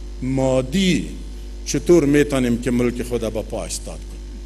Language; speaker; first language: Persian; non-native, local second language; Pashto